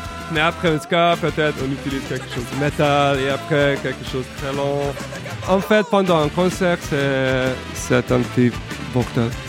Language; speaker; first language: French; non-native, fluent; Hungarian